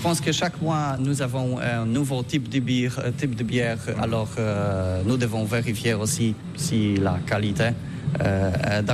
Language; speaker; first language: French; non-native, learner; Polish